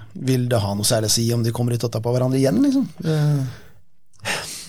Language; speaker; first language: Norwegian; native; Norwegian